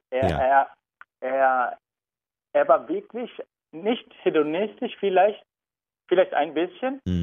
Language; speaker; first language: German; non-native, learner; Turkish